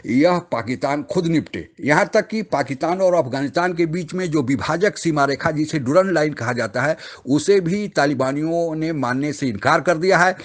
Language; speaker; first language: Hindi; native; Hindi